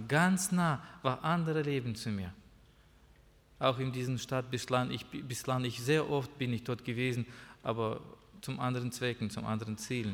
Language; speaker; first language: German; non-native, learner; Russian